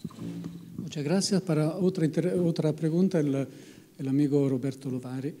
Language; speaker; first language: Spanish; non-native, fluent; Italian